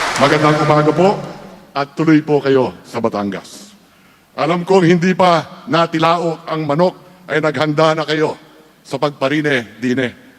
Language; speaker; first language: Filipino; native; Filipino